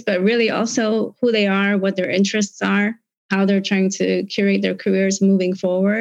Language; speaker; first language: English; native; English